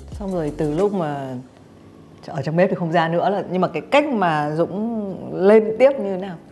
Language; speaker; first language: Vietnamese; native; Vietnamese